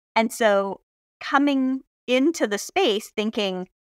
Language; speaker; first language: English; native; English